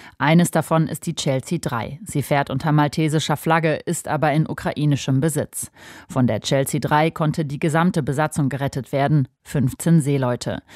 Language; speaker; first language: German; native; German